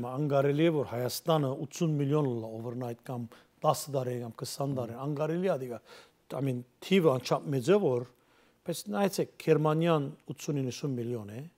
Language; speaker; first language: Armenian; early bilingual, heritage; Armenian